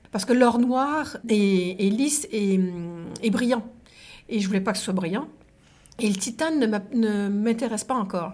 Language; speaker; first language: French; native; French